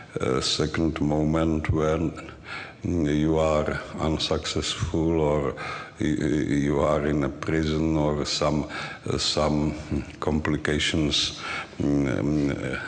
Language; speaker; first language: English; non-native, learner; Czech